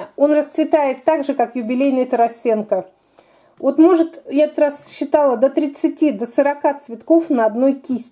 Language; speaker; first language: Russian; native; Russian